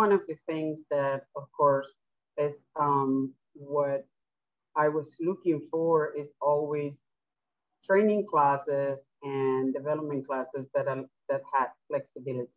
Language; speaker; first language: English; non-native, fluent; Spanish